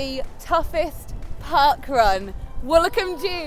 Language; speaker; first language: English; native; English